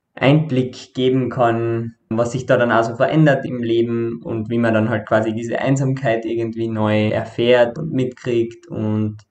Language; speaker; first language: German; native; German